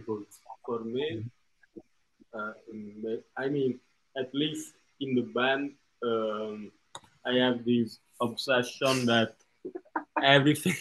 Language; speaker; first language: English; non-native, fluent; Italian